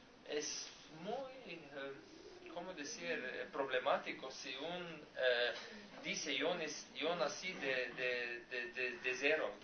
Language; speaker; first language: Spanish; non-native, learner; Slovenian